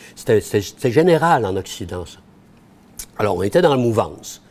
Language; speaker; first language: French; native; French